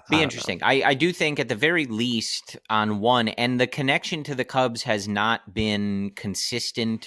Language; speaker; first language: English; native; English